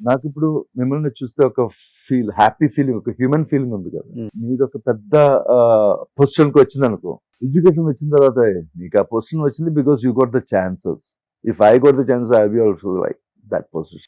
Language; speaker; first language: Telugu; non-native, fluent; Malayalam